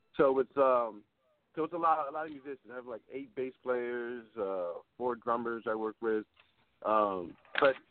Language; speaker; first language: English; native; English